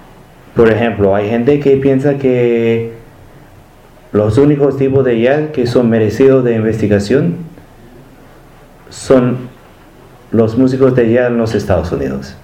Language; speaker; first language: Spanish; non-native, learner; English